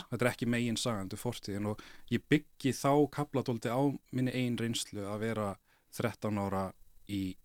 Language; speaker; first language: Icelandic; native; Icelandic